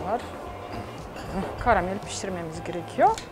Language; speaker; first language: Turkish; non-native, fluent; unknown